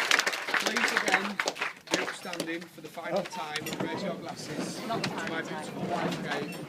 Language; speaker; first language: English; native; English